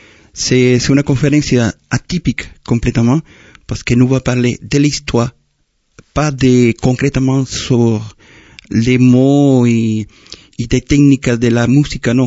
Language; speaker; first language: French; non-native, fluent; Spanish